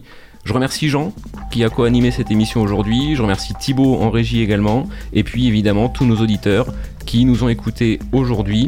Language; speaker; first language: French; native; French